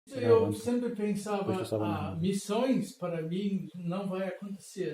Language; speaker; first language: Portuguese; non-native, fluent; German